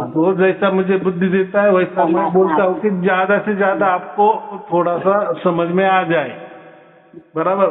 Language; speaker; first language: Hindi; native; Hindi